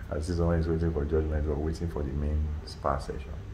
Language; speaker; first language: English; non-native, local second language; Yoruba